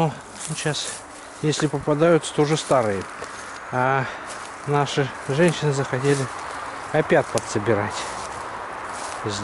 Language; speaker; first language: Russian; native; Russian